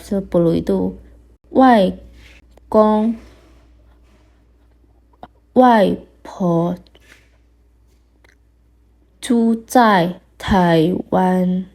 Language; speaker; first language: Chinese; non-native, fluent; Indonesian